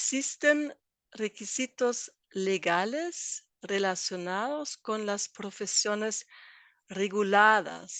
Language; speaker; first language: Spanish; non-native, fluent; German